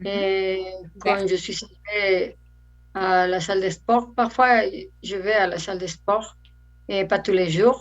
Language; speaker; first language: French; non-native, learner; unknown